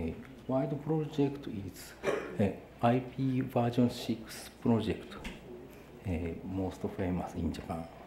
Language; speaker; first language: English; non-native, learner; Japanese